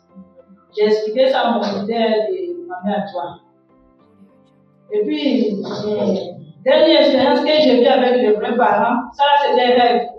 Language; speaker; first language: French; non-native, local second language; Kongo